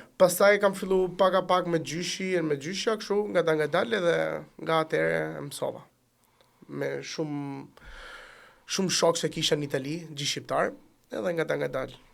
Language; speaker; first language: Albanian; early bilingual, heritage; Italian